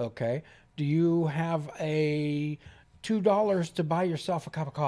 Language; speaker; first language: English; native; English